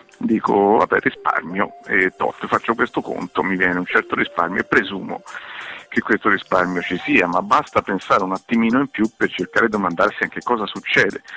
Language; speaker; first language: Italian; native; Italian